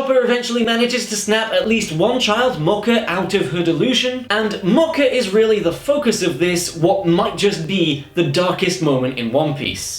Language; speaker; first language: English; native; English